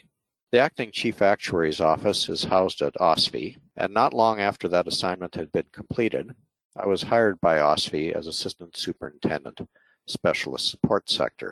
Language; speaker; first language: English; native; English